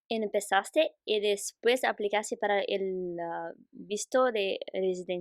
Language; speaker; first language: Spanish; non-native, fluent; Portuguese